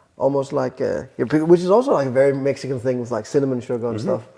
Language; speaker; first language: English; non-native, fluent; Danish